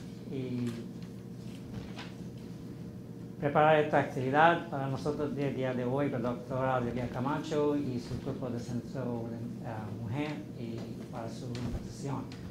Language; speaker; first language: Spanish; non-native, learner; Bangla